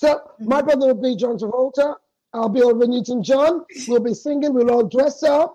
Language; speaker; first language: English; non-native, local second language; Krio